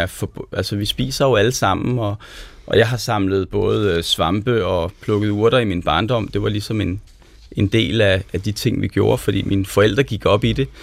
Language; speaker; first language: Danish; native; Danish